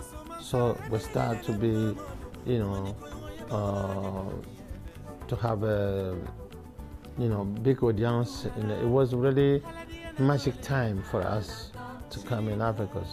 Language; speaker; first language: English; non-native, learner; Bambara